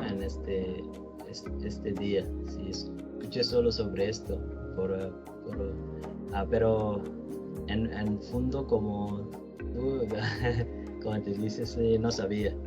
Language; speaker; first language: Spanish; non-native, learner; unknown